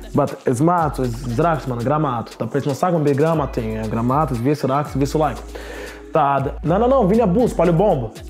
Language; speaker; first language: Latvian; non-native, learner; Portuguese